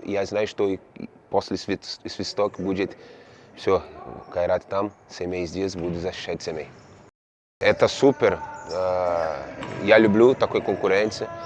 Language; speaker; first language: Russian; non-native, learner; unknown